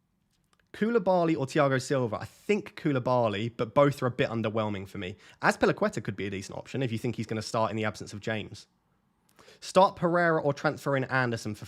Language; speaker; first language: English; native; English